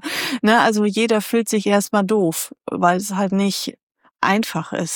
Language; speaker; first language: German; native; German